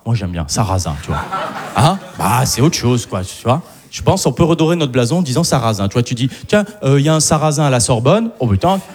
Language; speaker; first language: French; early bilingual, other home language; Arabic